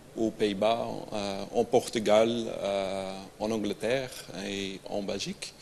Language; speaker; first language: French; non-native, local second language; Dutch